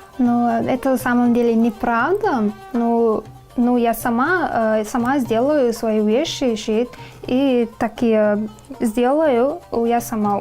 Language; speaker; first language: Russian; non-native, learner; Turkmen